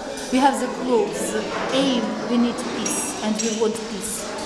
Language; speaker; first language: English; non-native, fluent; Russian